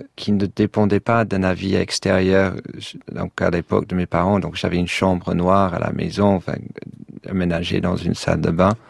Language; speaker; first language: French; non-native, fluent; English